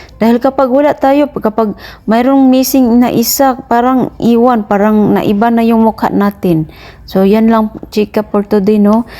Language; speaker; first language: Filipino; non-native, local second language; Cebuano